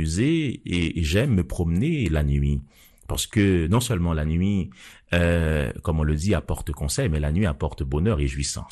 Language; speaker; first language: French; non-native, local second language; Haitian Creole